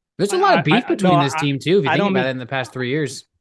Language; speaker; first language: English; native; English